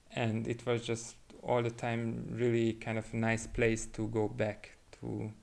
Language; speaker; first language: English; non-native, fluent; Hungarian